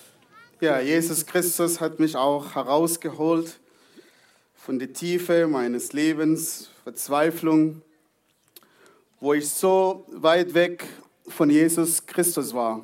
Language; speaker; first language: German; non-native, fluent; Arabic